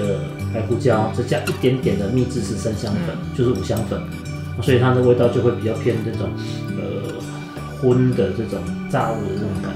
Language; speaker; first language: Chinese; native; Chinese